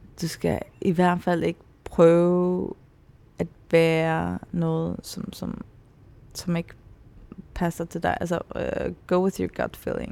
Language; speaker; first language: Danish; non-native, local second language; Faroese